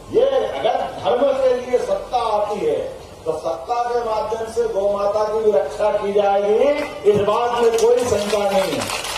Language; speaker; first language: Hindi; native; Hindi